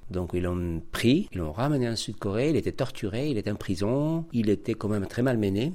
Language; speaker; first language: French; non-native, fluent; Spanish